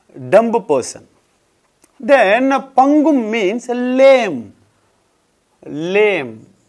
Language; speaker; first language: English; non-native, local second language; Tamil